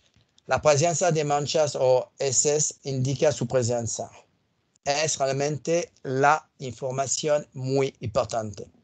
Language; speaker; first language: Spanish; non-native, learner; French